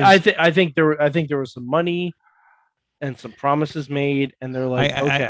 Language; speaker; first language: English; native; English